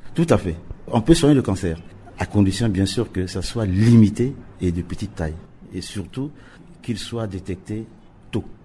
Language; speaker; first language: French; non-native, local second language; Sango